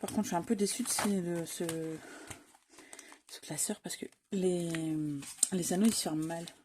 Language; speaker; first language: French; native; French